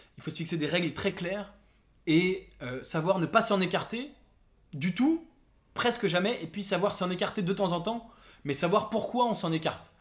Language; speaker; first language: French; native; French